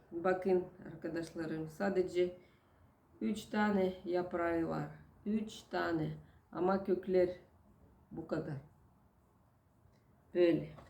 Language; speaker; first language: Turkish; non-native, learner; Russian